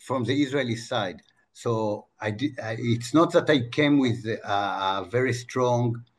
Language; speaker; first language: English; non-native, fluent; Hebrew